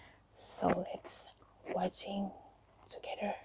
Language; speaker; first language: English; non-native, learner; Indonesian